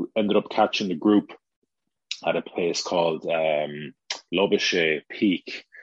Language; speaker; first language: English; native; English